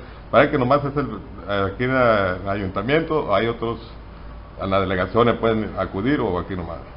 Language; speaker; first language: Spanish; native; Spanish